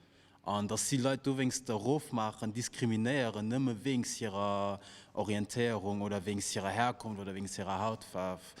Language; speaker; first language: German; non-native, local second language; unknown